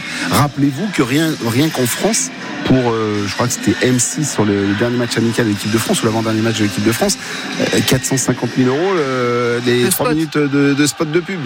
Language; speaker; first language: French; native; French